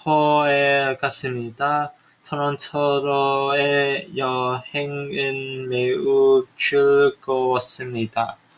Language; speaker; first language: Korean; non-native, learner; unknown